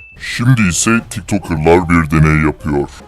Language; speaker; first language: Turkish; native; Turkish